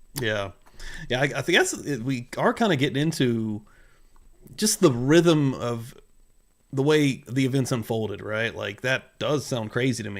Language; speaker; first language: English; native; English